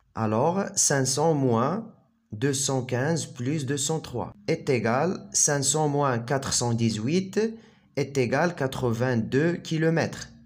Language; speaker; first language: French; non-native, local second language; Arabic